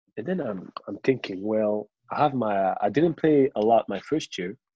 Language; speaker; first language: English; non-native, local second language; French